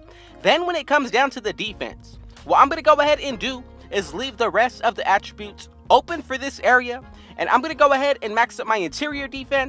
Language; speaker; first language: English; native; English